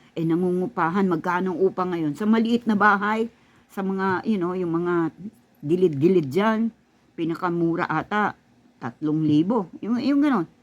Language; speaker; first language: Filipino; native; Filipino